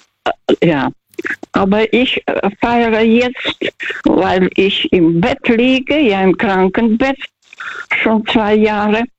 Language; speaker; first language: German; non-native, fluent; Russian